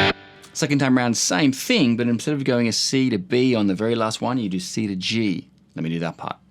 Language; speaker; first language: English; native; English